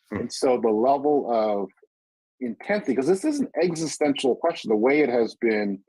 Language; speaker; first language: English; native; English